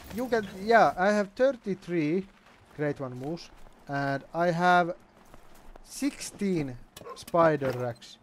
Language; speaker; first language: English; non-native, learner; Finnish